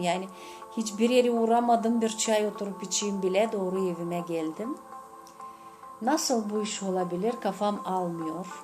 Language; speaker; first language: Turkish; non-native, fluent; Gagauz